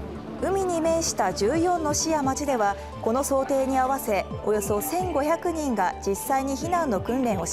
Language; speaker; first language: Japanese; native; Japanese